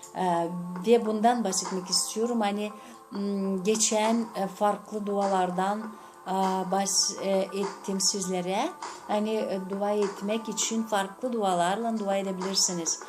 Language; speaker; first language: Turkish; non-native, fluent; Gagauz